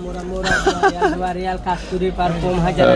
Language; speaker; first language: Indonesian; non-native, learner; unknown